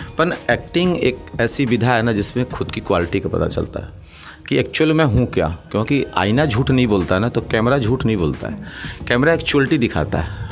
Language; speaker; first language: Hindi; native; Hindi